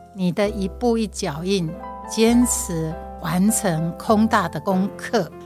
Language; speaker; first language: Chinese; non-native, local second language; Min Nan Chinese